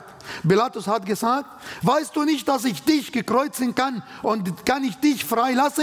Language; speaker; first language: German; non-native, fluent; Arabic